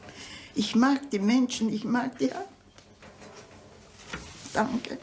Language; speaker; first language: German; early bilingual, heritage; German